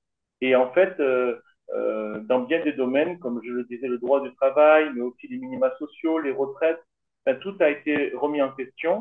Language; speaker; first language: French; native; French